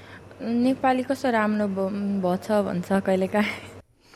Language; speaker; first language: Nepali; early bilingual, heritage; Nepali